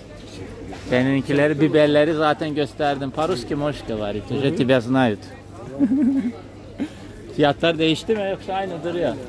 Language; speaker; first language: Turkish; non-native, fluent; Russian